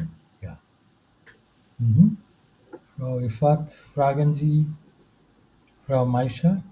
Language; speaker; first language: German; non-native, fluent; Bangla